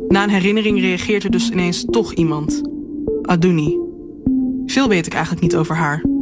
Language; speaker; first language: Dutch; native; Dutch